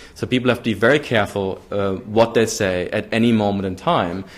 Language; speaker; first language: English; non-native, fluent; German